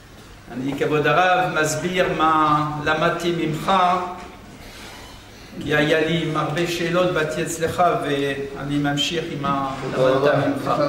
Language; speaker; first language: Hebrew; non-native, fluent; French